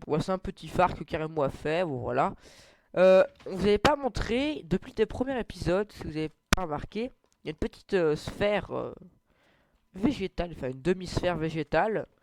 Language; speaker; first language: French; native; French